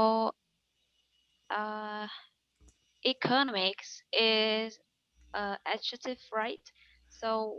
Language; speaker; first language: English; non-native, learner; Vietnamese